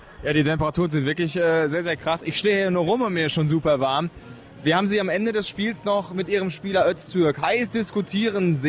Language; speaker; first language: German; native; German